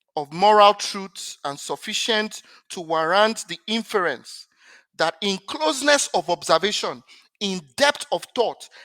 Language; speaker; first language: English; non-native, local second language; Yoruba